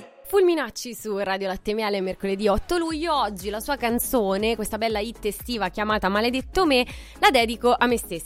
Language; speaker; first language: Italian; native; Italian